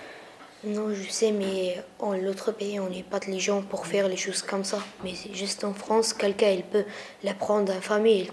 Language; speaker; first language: French; non-native, learner; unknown